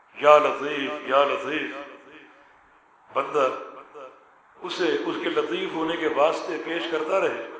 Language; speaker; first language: Urdu; native; Urdu